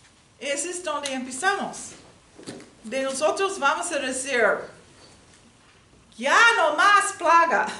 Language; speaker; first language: Spanish; non-native, learner; English